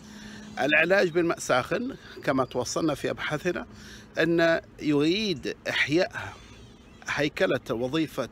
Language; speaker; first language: Arabic; native; Arabic